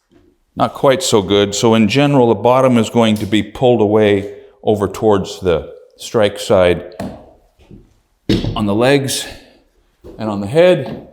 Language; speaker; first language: English; native; English